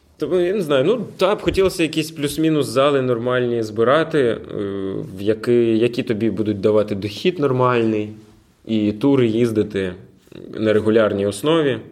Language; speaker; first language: Ukrainian; non-native, local second language; Russian